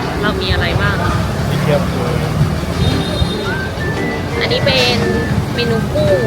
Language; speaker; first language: Thai; native; Thai